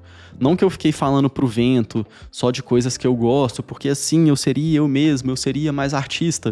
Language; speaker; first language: Portuguese; native; Portuguese